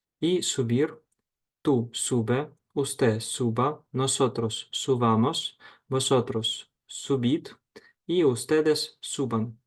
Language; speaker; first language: Spanish; non-native, fluent; Ukrainian